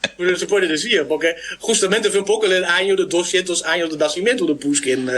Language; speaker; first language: Spanish; non-native, fluent; Dutch